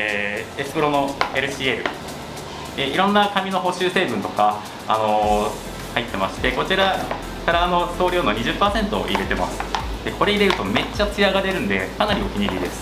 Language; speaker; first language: Japanese; native; Japanese